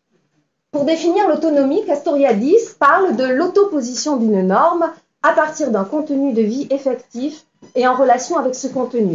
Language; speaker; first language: French; native; French